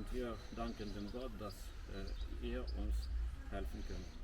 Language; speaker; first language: German; non-native, learner; Ukrainian